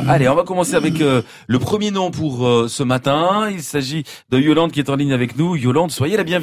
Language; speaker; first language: French; native; French